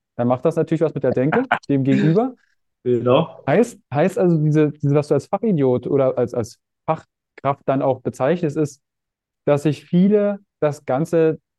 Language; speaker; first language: German; native; German